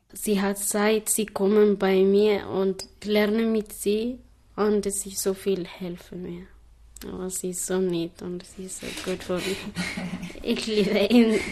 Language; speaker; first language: German; non-native, learner; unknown